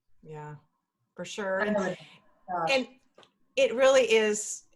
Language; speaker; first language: English; native; English